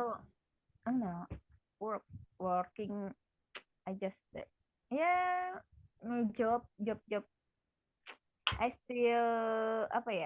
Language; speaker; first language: English; non-native, learner; Indonesian